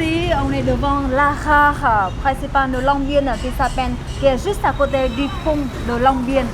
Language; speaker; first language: French; non-native, fluent; Vietnamese